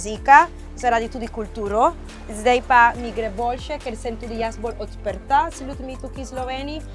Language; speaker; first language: Slovenian; non-native, fluent; Spanish